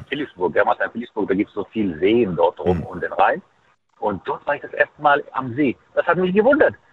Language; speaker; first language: German; non-native, fluent; Arabic